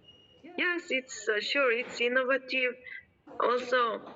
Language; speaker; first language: English; non-native, learner; Mongolian